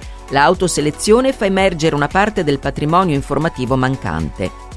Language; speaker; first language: Italian; native; Italian